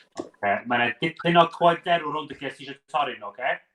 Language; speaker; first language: Welsh; native; Welsh